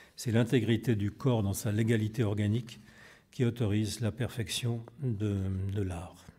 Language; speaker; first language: French; native; French